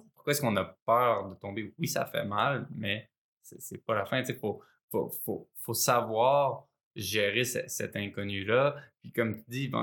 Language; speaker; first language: French; native; French